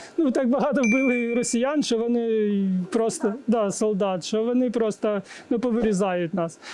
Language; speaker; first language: Ukrainian; native; Ukrainian